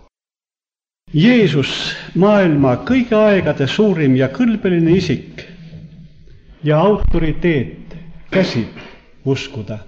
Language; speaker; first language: Estonian; native; Estonian